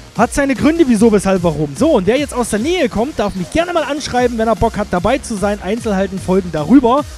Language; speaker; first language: German; native; German